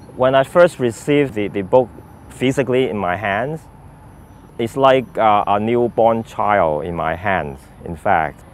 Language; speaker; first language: English; non-native, local second language; Cantonese